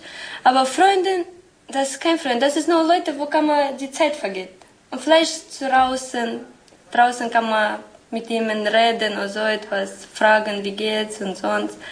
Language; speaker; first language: German; non-native, learner; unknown